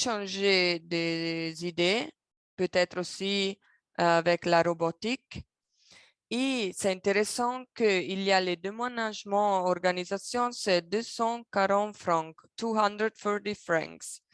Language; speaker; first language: French; non-native, local second language; Italian